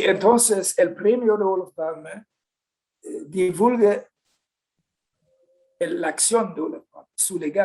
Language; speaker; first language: Spanish; non-native, fluent; Swedish